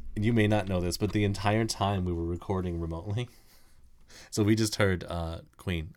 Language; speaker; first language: English; native; English